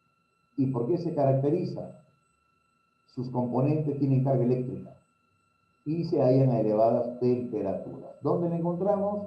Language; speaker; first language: Spanish; native; Spanish